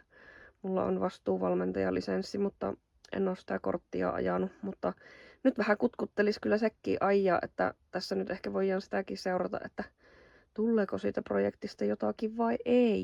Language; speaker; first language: Finnish; native; Finnish